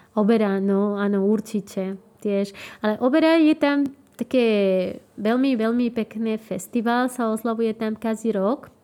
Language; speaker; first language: Slovak; non-native, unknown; Spanish